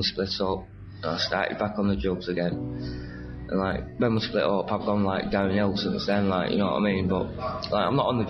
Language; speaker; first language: English; native; English